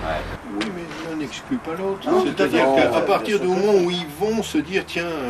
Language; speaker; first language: French; native; French